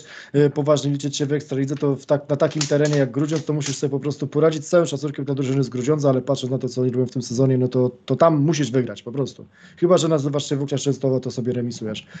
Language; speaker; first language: Polish; native; Polish